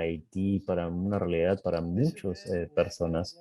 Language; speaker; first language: Spanish; non-native, fluent; English